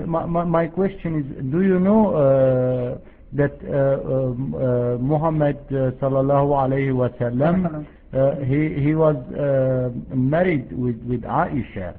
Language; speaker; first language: English; non-native, fluent; Arabic